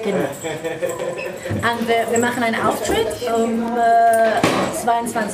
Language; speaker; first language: German; non-native, learner; English